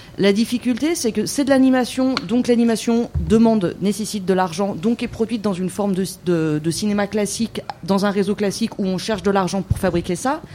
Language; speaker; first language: French; native; French